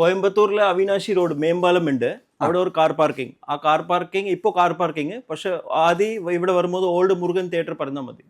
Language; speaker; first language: Malayalam; non-native, local second language; Tamil